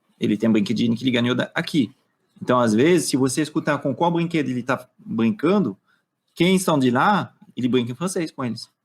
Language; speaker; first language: Portuguese; non-native, fluent; French